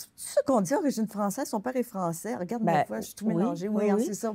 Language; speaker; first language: French; native; French